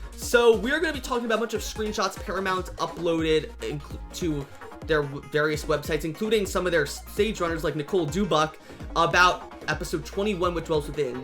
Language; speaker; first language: English; native; English